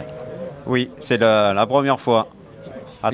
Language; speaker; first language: French; native; French